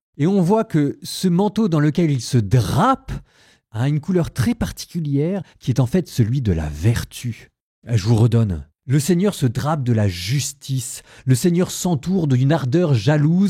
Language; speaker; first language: French; native; French